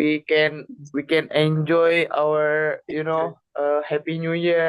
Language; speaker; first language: English; non-native, learner; Indonesian